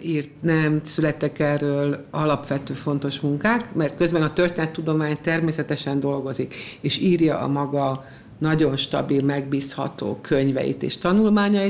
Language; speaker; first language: Hungarian; native; Hungarian